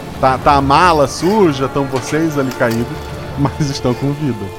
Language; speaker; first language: Portuguese; native; Portuguese